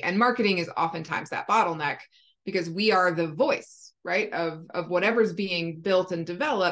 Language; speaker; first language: English; native; English